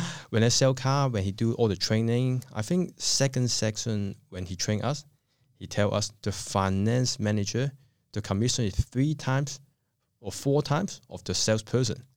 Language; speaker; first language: English; non-native, local second language; Cantonese